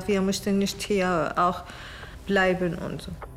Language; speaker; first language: German; non-native, learner; Arabic